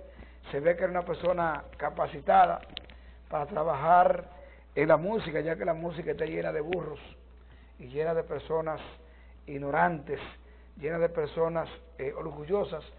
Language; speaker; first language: Spanish; native; Spanish